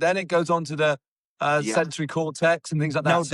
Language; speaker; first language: English; native; English